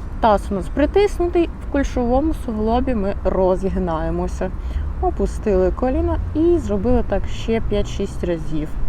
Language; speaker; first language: Ukrainian; non-native, local second language; Russian